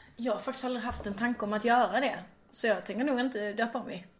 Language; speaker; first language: Swedish; native; Swedish